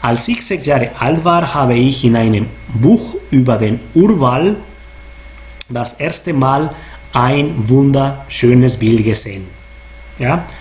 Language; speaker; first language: German; non-native, fluent; Spanish